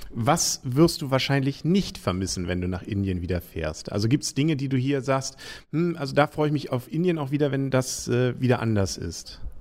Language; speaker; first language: German; native; German